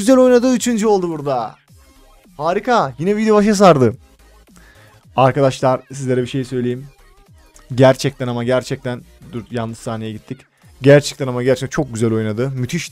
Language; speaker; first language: Turkish; native; Turkish